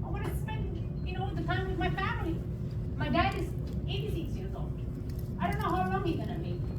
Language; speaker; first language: English; non-native, local second language; Hebrew